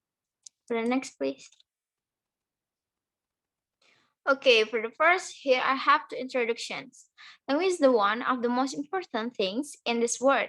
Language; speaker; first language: English; non-native, learner; Indonesian